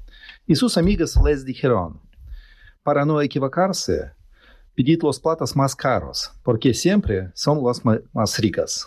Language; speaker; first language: Spanish; non-native, learner; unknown